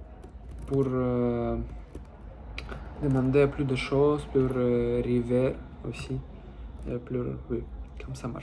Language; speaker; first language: French; non-native, learner; Russian